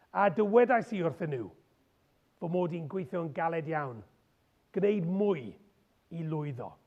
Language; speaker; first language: Welsh; non-native, local second language; English